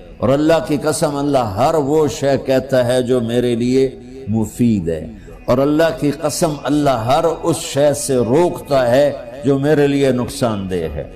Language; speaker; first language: Urdu; non-native, local second language; Punjabi